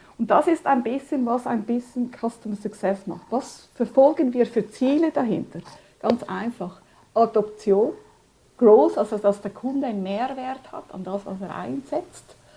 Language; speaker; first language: German; early bilingual, other home language; Spanish